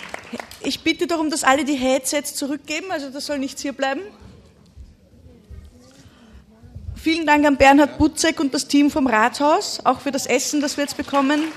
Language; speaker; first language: German; native; German